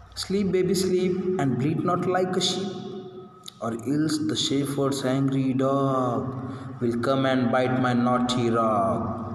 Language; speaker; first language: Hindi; non-native, local second language; Marathi